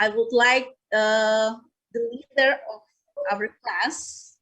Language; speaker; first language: English; non-native, learner; Indonesian